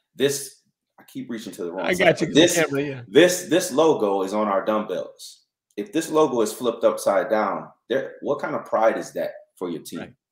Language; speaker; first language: English; native; English